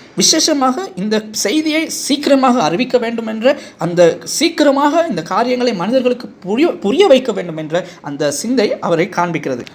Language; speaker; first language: Tamil; non-native, fluent; English